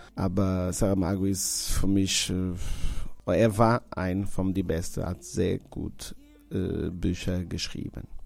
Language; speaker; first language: German; non-native, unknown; Portuguese